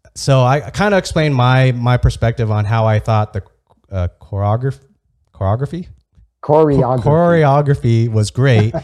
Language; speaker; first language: English; native; English